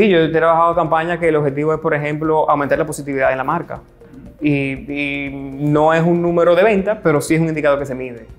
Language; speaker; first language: Spanish; native; Spanish